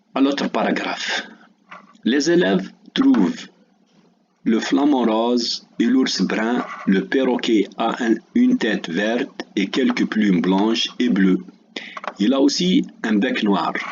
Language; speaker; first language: French; non-native, local second language; Arabic